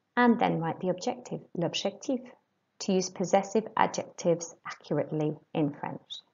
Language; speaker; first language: English; native; English